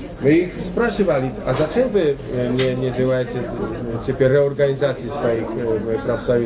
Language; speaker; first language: Russian; non-native, learner; Polish